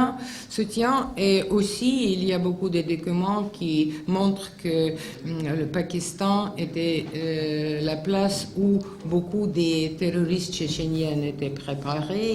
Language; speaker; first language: French; non-native, fluent; Russian